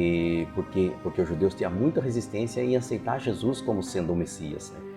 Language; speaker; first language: Portuguese; native; Portuguese